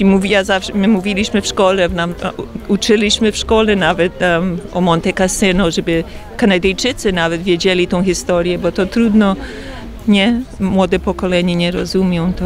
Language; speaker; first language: Polish; early bilingual, heritage; Polish